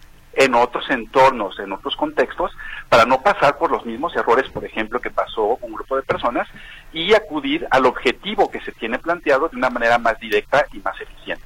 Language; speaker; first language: Spanish; native; Spanish